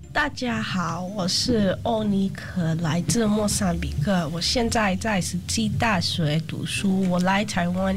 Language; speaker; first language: Chinese; non-native, fluent; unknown